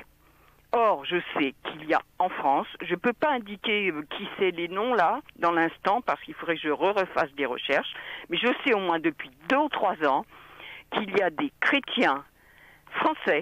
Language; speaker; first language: French; native; French